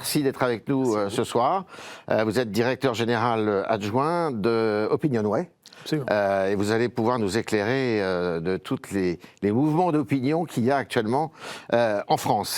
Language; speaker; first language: French; native; French